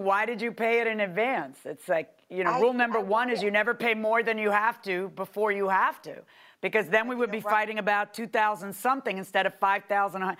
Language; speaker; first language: English; native; English